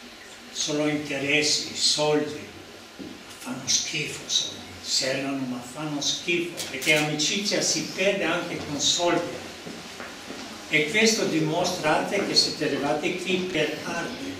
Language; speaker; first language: Italian; non-native, learner; Serbian